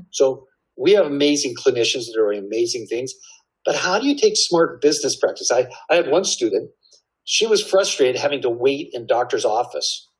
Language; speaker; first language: English; native; English